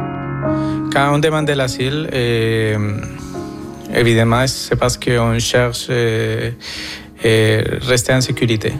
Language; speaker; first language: French; non-native, fluent; Spanish